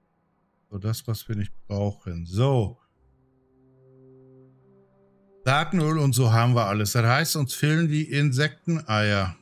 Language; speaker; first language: German; native; German